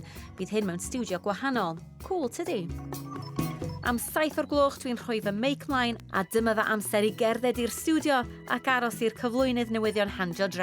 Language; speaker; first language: Welsh; native; Welsh